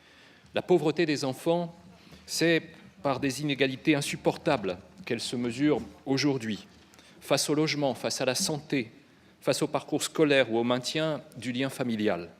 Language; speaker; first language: French; native; French